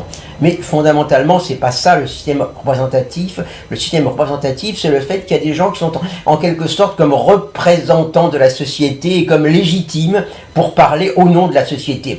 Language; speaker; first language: French; native; French